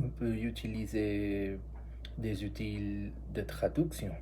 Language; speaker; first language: French; non-native, learner; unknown